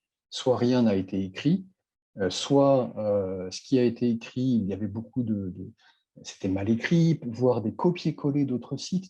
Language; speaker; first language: French; native; French